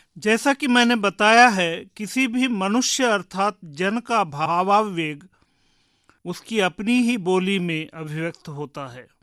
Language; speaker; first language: Hindi; native; Hindi